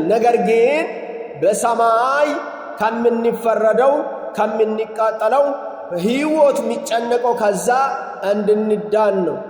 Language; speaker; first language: Amharic; non-native, local second language; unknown